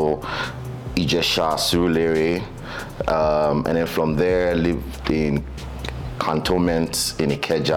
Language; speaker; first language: English; non-native, local second language; Yoruba